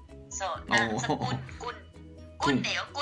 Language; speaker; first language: Japanese; non-native, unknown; Thai